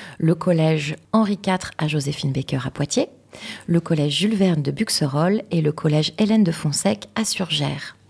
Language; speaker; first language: French; native; French